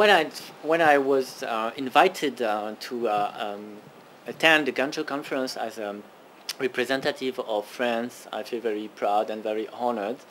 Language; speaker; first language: English; non-native, fluent; French